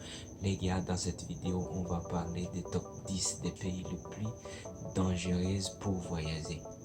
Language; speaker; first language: French; non-native, local second language; Malagasy